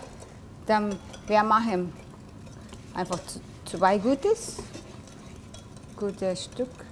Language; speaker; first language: German; non-native, learner; Japanese